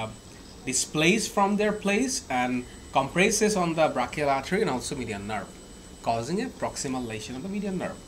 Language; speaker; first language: English; non-native, local second language; Bangla